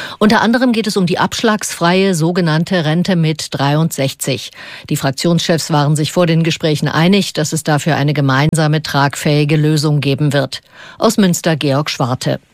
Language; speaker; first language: German; native; German